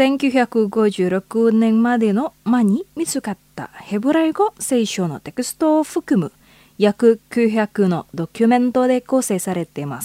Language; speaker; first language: Japanese; non-native, learner; Indonesian